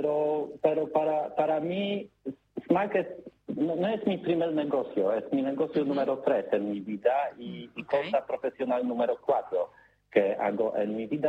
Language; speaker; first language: Spanish; non-native, learner; Polish